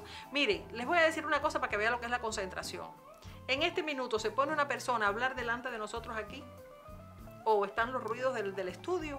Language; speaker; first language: Spanish; native; Spanish